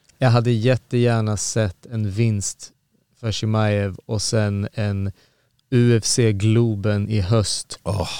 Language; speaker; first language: Swedish; native; Swedish